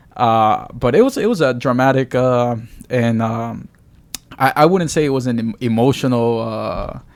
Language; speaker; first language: English; early bilingual, other home language; Spanish